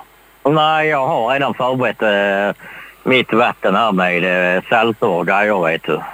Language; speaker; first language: Swedish; native; Swedish